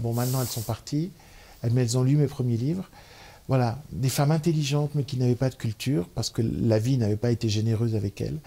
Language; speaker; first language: French; native; French